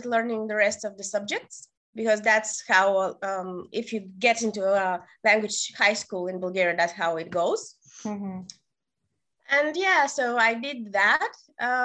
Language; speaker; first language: English; non-native, fluent; Bulgarian